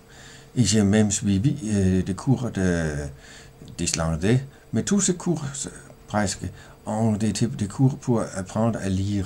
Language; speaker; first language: French; non-native, fluent; Danish